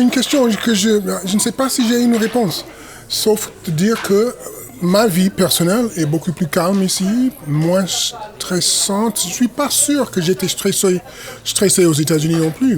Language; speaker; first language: French; non-native, fluent; English